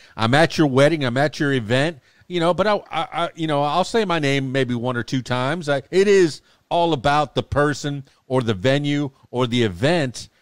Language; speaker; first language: English; native; English